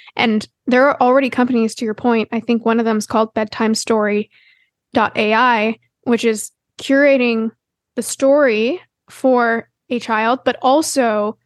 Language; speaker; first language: English; native; English